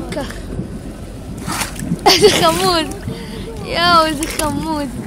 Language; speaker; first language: Hebrew; native; Hebrew